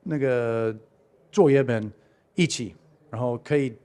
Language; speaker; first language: Chinese; non-native, fluent; English